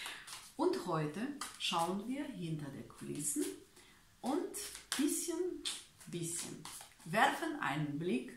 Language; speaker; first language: German; non-native, learner; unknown